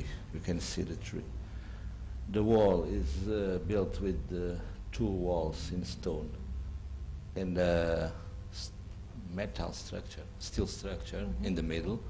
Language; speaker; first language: English; non-native, learner; Portuguese